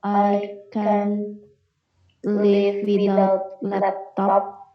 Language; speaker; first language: English; non-native, learner; Indonesian